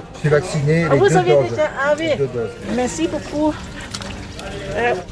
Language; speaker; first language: French; non-native, learner; Thai